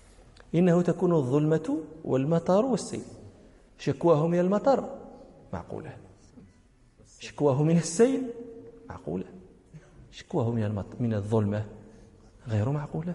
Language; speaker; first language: Arabic; native; Arabic